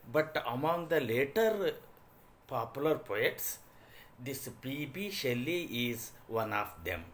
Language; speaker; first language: English; non-native, local second language; Kannada